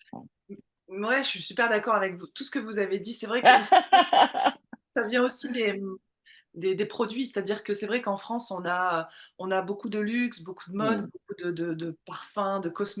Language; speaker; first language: French; native; French